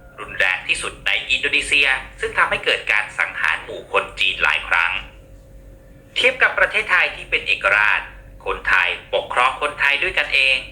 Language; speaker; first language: Thai; native; Thai